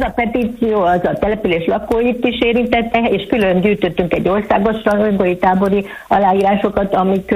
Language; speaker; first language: Hungarian; native; Hungarian